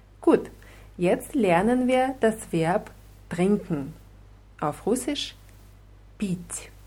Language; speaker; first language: German; non-native, fluent; Russian